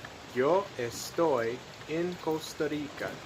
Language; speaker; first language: Spanish; non-native, fluent; English